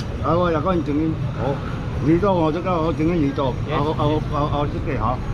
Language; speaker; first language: Filipino; non-native, learner; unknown